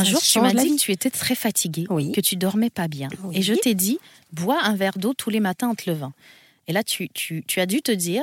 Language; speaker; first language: French; native; French